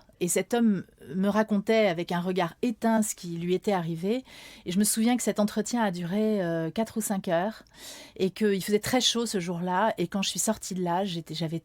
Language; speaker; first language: French; native; French